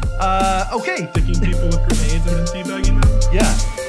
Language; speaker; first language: English; native; English